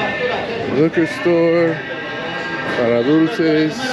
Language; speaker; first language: Spanish; non-native, learner; English